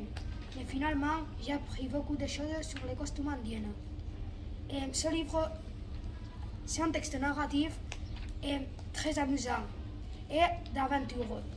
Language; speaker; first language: French; non-native, learner; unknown